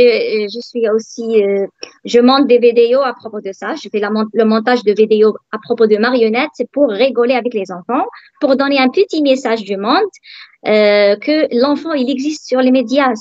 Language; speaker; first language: French; non-native, learner; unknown